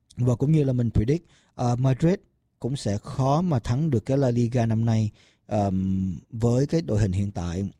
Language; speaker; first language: Vietnamese; early bilingual, heritage; Vietnamese